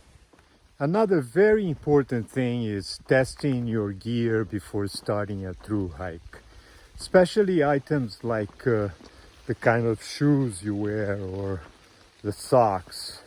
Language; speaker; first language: English; non-native, fluent; Portuguese